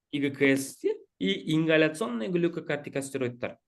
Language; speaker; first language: Russian; non-native, local second language; Kazakh